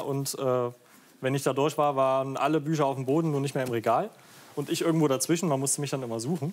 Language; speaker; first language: German; native; German